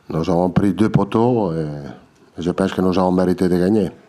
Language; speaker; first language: French; non-native, learner; Italian